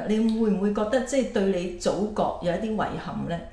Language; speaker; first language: Chinese; native; Chinese